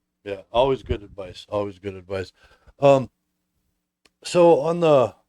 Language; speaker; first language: English; native; English